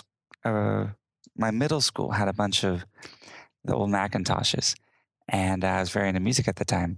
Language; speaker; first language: English; native; English